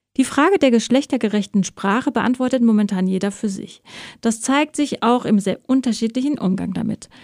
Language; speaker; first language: German; early bilingual, other home language; Persian